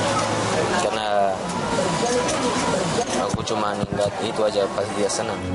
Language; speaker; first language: Indonesian; non-native, fluent; Spanish